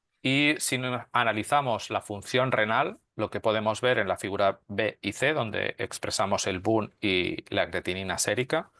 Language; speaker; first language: Spanish; native; Spanish